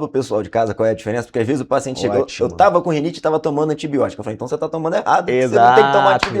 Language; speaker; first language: Portuguese; native; Portuguese